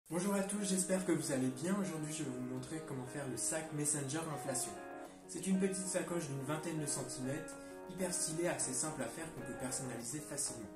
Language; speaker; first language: French; native; French